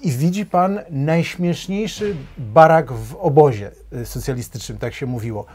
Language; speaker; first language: Polish; native; Polish